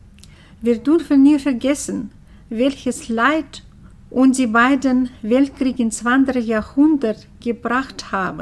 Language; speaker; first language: German; early bilingual, heritage; German